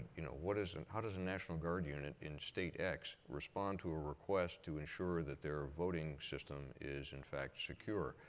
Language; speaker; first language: English; native; English